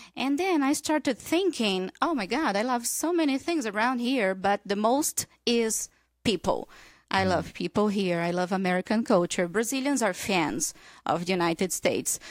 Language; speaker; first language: English; non-native, fluent; Portuguese